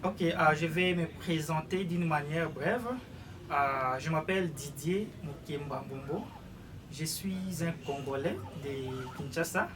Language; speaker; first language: French; non-native, local second language; Lingala